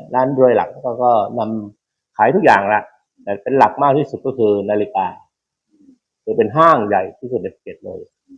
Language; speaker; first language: Thai; native; Thai